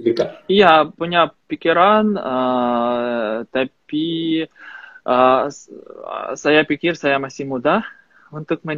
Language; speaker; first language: Indonesian; non-native, fluent; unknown